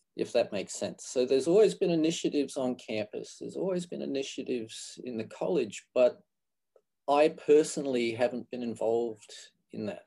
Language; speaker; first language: English; native; English